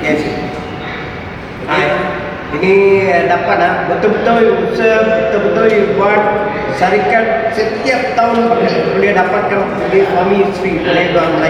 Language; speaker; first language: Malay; non-native, local second language; Tamil